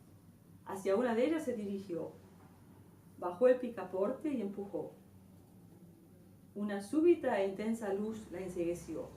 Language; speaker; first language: Spanish; native; Spanish